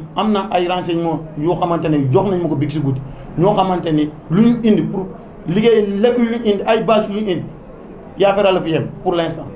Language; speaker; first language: Wolof; non-native, local second language; Soninke